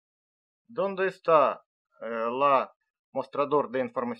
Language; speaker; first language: Spanish; non-native, learner; Russian